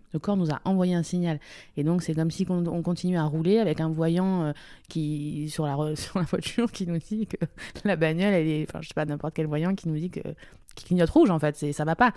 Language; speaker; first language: French; native; French